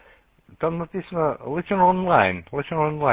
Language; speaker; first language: English; non-native, learner; Russian